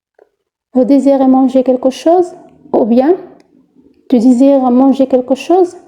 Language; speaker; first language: French; non-native, fluent; Arabic